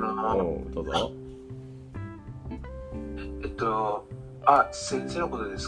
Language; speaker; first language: Japanese; non-native, learner; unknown